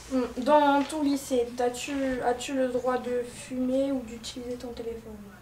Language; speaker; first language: French; native; French